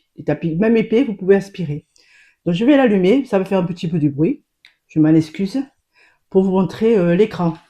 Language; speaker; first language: French; native; French